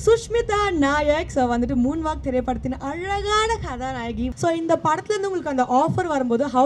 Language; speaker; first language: Tamil; native; Tamil